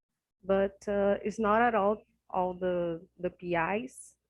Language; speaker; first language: English; non-native, learner; Portuguese